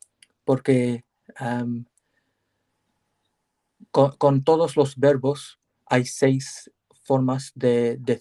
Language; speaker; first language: Spanish; non-native, learner; English